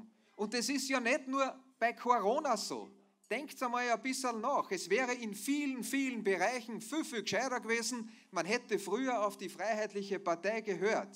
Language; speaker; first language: German; native; German